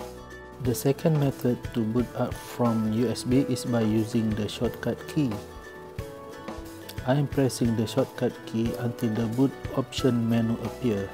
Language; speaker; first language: English; non-native, local second language; Malay